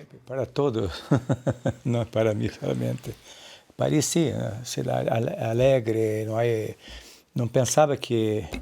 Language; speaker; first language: Spanish; non-native, learner; Portuguese